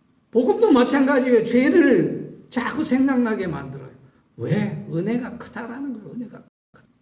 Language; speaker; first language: Korean; native; Korean